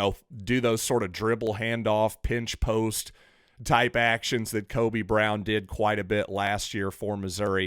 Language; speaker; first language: English; native; English